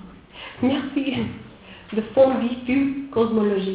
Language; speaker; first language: French; non-native, fluent; English